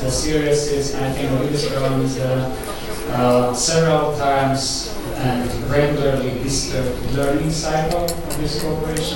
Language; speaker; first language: English; non-native, fluent; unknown